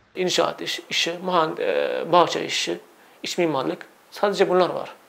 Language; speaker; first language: Turkish; non-native, fluent; Uzbek